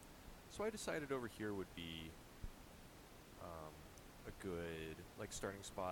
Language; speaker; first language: English; native; English